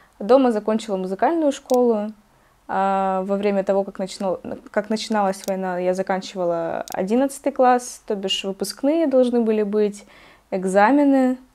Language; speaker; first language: Russian; native; Russian